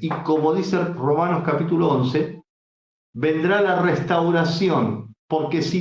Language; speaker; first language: Spanish; native; Spanish